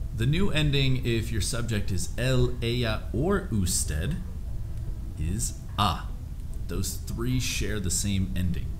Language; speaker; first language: English; native; English